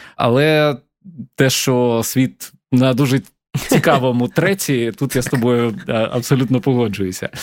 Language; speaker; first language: Ukrainian; native; Ukrainian